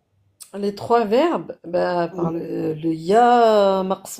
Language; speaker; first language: French; native; French